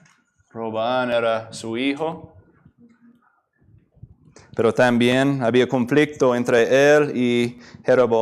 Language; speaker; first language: Spanish; non-native, fluent; English